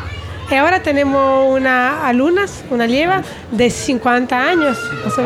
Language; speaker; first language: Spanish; non-native, fluent; Italian